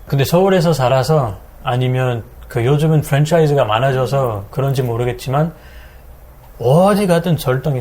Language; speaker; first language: Korean; non-native, fluent; French